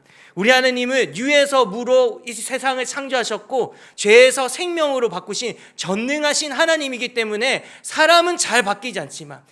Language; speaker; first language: Korean; native; Korean